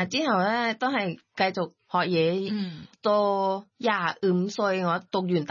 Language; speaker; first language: Cantonese; non-native, learner; Thai